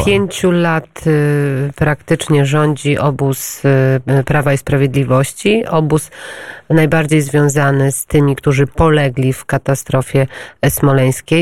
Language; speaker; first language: Polish; native; Polish